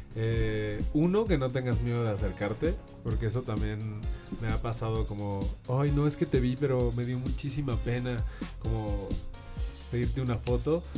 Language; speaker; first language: Spanish; native; Spanish